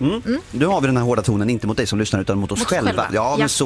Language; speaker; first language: Swedish; native; Swedish